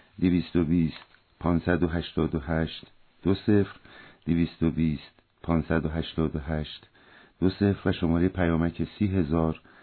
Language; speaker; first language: Persian; native; Persian